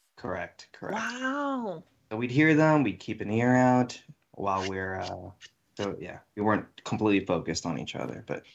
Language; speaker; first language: English; native; English